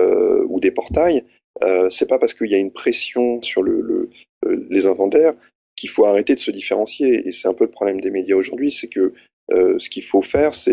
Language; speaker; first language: French; native; French